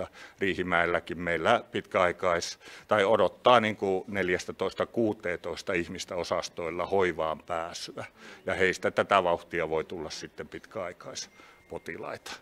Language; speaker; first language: Finnish; native; Finnish